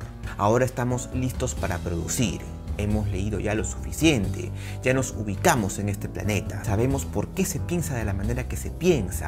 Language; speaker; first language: Spanish; native; Spanish